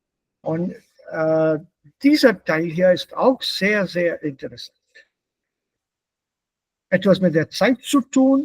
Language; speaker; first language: German; non-native, fluent; Hindi